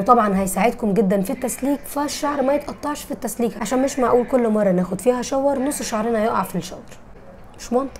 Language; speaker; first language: Arabic; native; Arabic